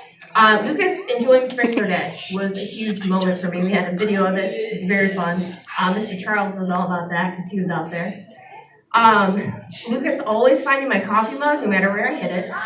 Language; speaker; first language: English; native; English